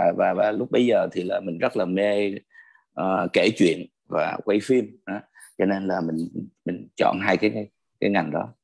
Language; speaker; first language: Vietnamese; early bilingual, heritage; Vietnamese